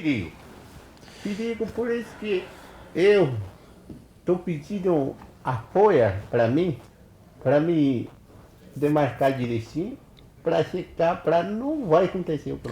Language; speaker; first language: Portuguese; non-native, local second language; Kayapó